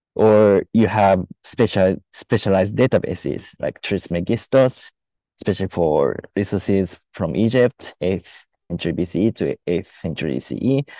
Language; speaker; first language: English; non-native, fluent; Japanese